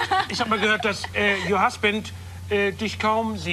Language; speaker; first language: German; native; German